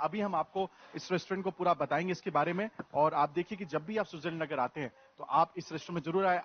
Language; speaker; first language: Hindi; native; Hindi